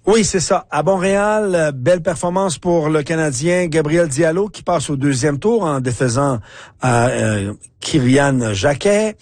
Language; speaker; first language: French; native; French